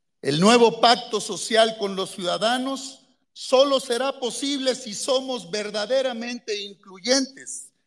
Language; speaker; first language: Spanish; native; Spanish